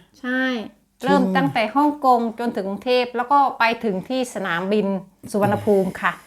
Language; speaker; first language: Thai; native; Thai